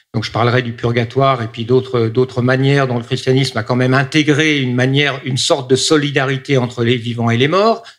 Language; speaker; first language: French; native; French